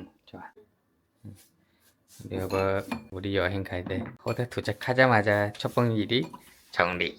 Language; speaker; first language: Korean; non-native, fluent; Chinese